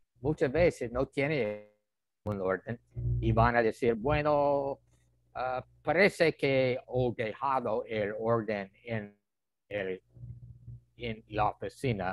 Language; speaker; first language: Spanish; non-native, fluent; English